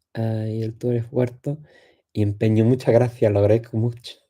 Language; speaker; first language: Spanish; non-native, fluent; English